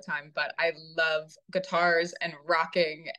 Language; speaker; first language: English; native; English